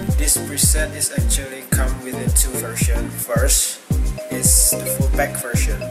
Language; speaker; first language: English; non-native, learner; Indonesian